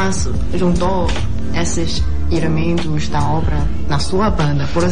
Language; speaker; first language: Portuguese; non-native, fluent; Chinese